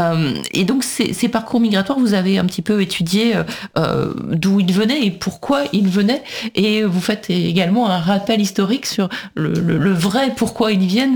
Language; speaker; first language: French; native; French